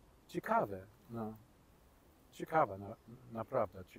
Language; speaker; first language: Polish; non-native, learner; English